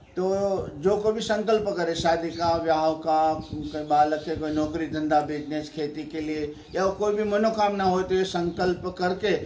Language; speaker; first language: Hindi; non-native, local second language; Gujarati